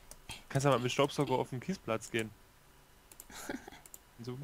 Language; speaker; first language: German; native; German